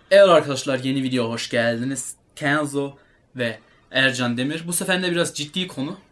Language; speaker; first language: Turkish; early bilingual, heritage; Turkish